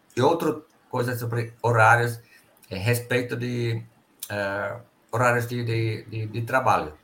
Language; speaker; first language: Portuguese; non-native, fluent; Finnish